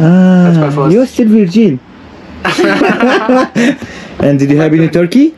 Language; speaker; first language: English; non-native, learner; Turkish